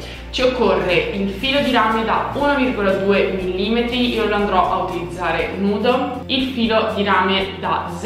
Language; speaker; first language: Italian; native; Italian